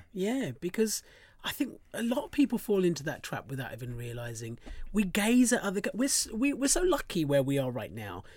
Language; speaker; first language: English; early bilingual, other home language; Hindi